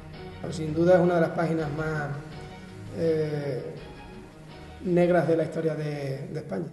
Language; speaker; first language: Spanish; native; Spanish